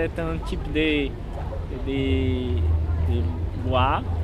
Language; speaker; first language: French; non-native, learner; Portuguese